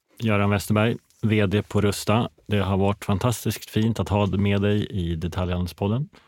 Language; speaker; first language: Swedish; native; Swedish